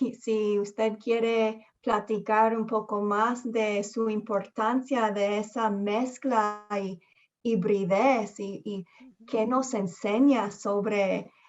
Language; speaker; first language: Spanish; early bilingual, heritage; Spanish